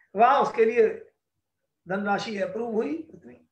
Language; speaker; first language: Hindi; native; Hindi